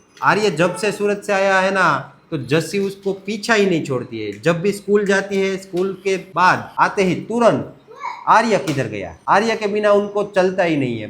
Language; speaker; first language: Hindi; non-native, local second language; Gujarati